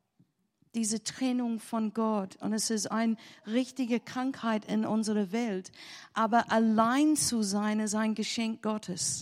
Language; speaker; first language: German; non-native, learner; English